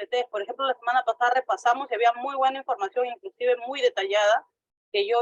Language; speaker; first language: Spanish; native; Spanish